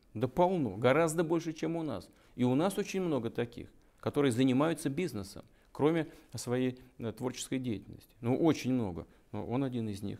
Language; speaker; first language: Russian; native; Russian